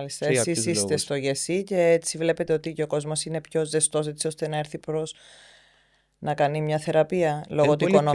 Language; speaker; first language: Greek; native; Greek